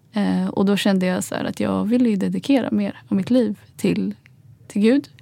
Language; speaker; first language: Swedish; early bilingual, other home language; Arabic